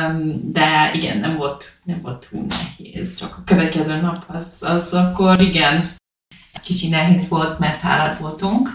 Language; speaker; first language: Hungarian; non-native, learner; English